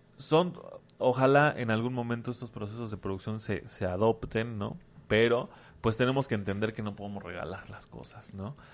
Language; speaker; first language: Spanish; native; Spanish